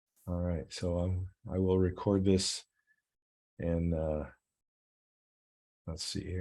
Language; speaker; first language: English; native; English